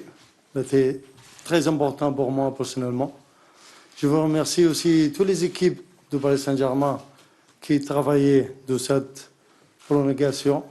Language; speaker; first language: French; non-native, learner; Arabic